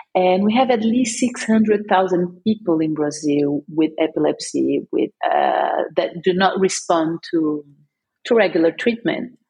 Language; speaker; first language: English; non-native, fluent; Portuguese